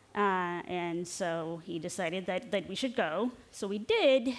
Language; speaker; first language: English; non-native, fluent; Norwegian